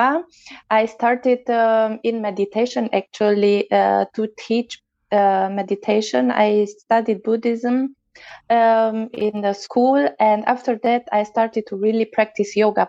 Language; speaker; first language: English; non-native, fluent; Romanian